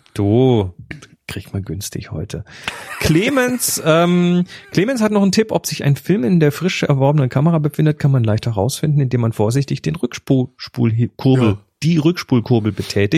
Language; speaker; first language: German; native; German